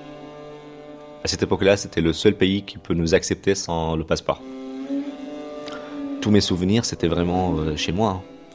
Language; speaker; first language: French; non-native, fluent; Arabic